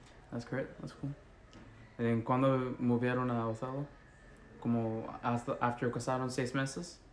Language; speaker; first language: Spanish; early bilingual, heritage; Spanish